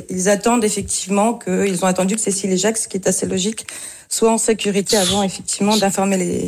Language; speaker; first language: French; native; French